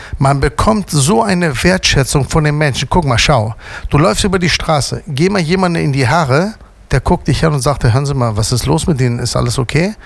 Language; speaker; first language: German; native; German